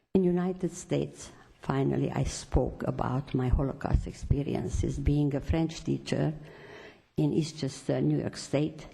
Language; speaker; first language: English; non-native, fluent; Romanian